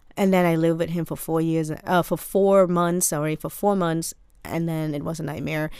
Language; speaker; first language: English; non-native, fluent; Khmer